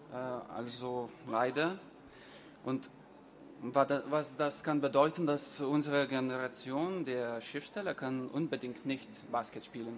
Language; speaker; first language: German; non-native, learner; Lithuanian